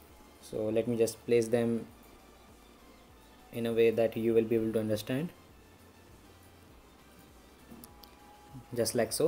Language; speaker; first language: English; non-native, local second language; Hindi